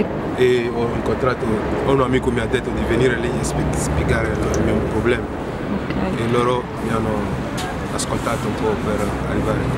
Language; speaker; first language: Italian; non-native, learner; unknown